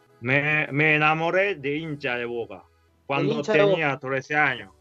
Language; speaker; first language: Spanish; non-native, learner; Japanese